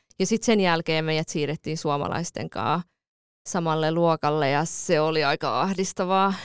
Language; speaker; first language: Finnish; early bilingual, other home language; Kurdish